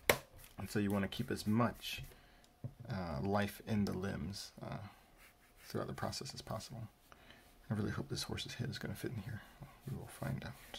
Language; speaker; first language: English; native; English